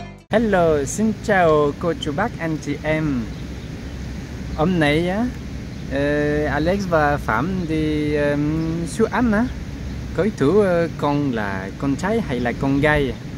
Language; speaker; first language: Vietnamese; non-native, learner; French